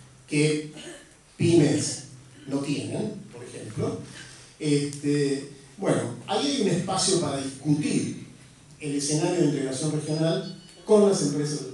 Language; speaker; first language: Spanish; native; Spanish